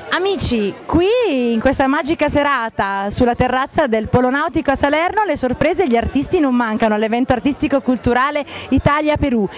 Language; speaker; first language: Italian; native; Italian